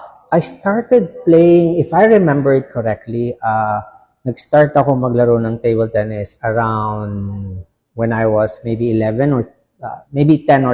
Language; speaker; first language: English; non-native, local second language; Filipino